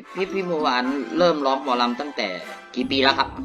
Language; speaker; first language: Thai; native; Thai